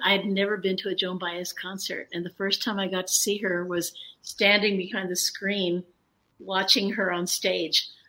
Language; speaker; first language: English; early bilingual, other home language; Spanish